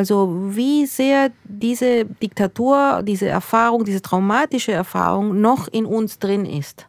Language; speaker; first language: German; early bilingual, other home language; Spanish